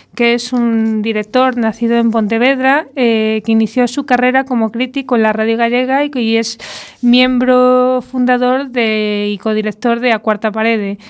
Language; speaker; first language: Spanish; native; Spanish